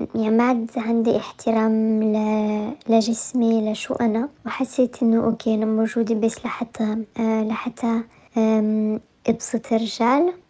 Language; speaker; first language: Arabic; early bilingual, heritage; French